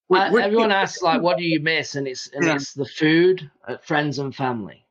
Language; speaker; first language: English; native; English